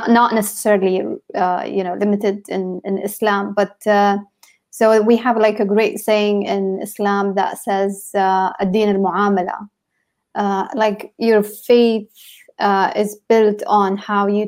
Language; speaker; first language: English; non-native, fluent; Arabic